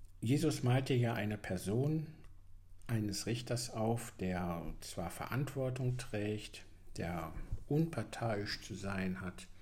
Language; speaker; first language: German; native; German